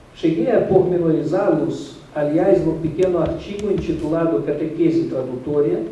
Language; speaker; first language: Portuguese; non-native, fluent; Russian